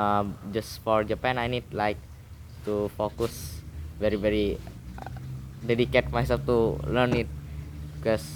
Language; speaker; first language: English; non-native, learner; Indonesian